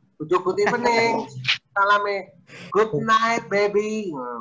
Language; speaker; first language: English; non-native, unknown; Indonesian